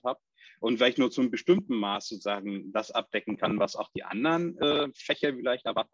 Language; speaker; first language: German; native; German